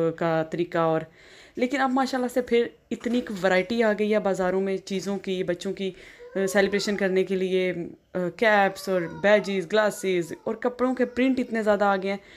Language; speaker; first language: Urdu; native; Urdu